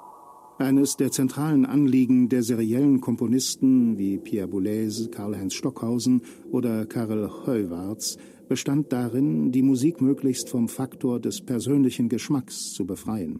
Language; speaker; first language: German; native; German